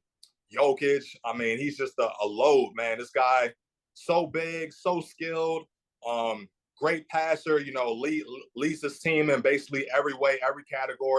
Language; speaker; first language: English; native; English